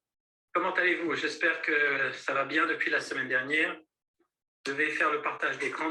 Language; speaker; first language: French; native; French